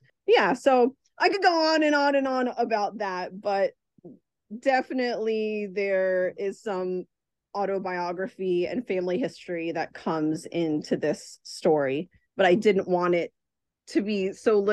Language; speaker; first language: English; native; English